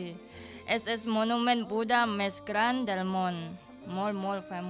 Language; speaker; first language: Catalan; non-native, learner; Indonesian